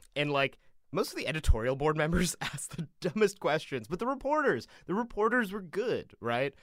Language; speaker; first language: English; native; English